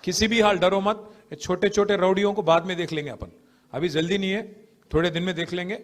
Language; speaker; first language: Hindi; non-native, local second language; Telugu